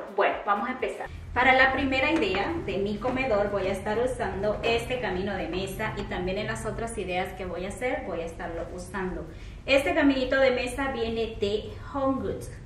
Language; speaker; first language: Spanish; native; Spanish